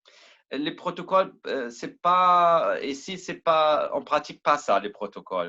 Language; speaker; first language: French; non-native, learner; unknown